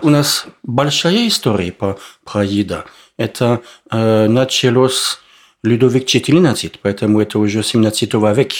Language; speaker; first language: Russian; non-native, learner; French